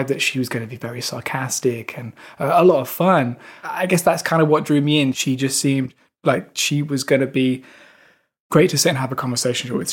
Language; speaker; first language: English; native; English